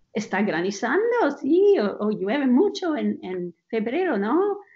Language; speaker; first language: Spanish; non-native, fluent; English